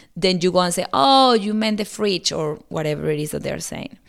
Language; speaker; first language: English; non-native, fluent; Spanish